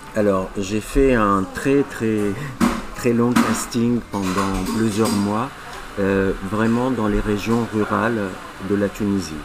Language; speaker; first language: French; non-native, local second language; Arabic